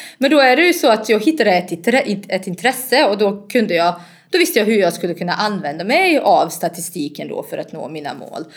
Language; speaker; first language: Swedish; non-native, fluent; Bosnian